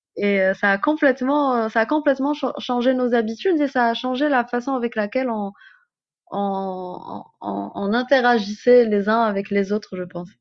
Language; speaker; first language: French; non-native, local second language; Arabic